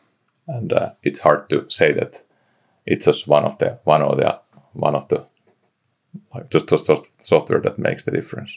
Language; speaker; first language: English; non-native, fluent; Finnish